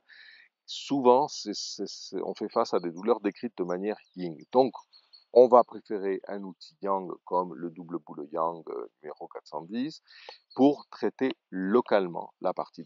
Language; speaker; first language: French; native; French